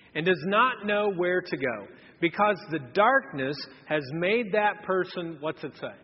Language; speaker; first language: English; native; English